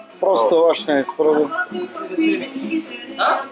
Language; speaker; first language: Polish; non-native, learner; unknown